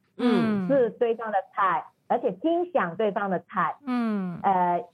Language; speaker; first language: Chinese; non-native, fluent; Cantonese